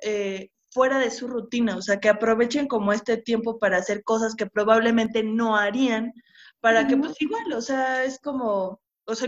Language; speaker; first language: Spanish; native; Spanish